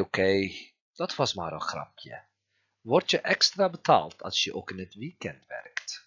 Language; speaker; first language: Dutch; non-native, learner; Turkish